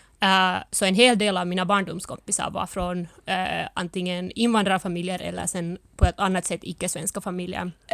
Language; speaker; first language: Swedish; early bilingual, other home language; Finnish